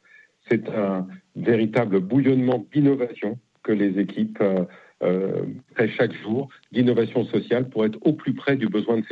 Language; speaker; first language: French; native; French